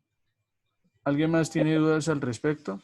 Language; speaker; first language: Spanish; native; Spanish